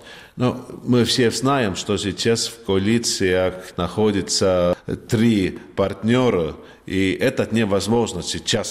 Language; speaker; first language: Russian; non-native, learner; Estonian